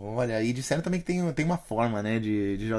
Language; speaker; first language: Portuguese; native; Portuguese